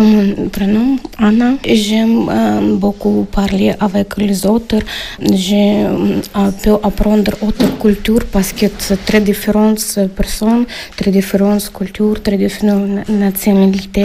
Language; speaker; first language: French; non-native, learner; Ukrainian